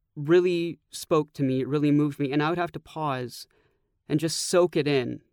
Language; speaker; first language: English; native; English